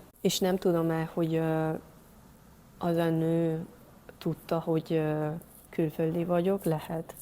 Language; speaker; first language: Hungarian; non-native, learner; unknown